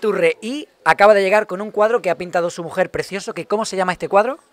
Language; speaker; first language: Spanish; native; Spanish